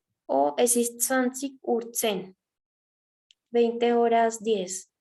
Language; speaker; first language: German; non-native, fluent; Spanish